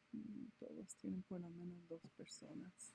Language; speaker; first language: Spanish; non-native, fluent; English